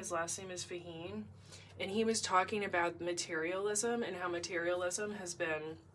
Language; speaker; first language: English; native; English